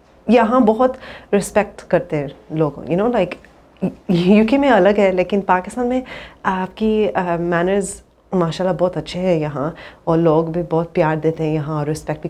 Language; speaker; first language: Hindi; early bilingual, heritage; English